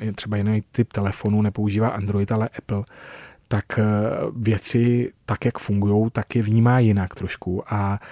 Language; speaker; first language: Czech; native; Czech